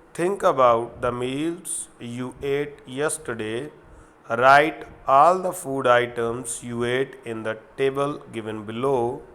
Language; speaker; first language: English; non-native, local second language; Punjabi